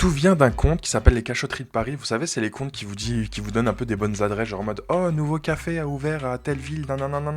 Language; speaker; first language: French; native; French